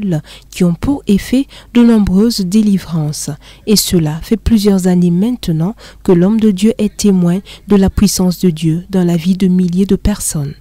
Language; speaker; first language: French; non-native, local second language; Mossi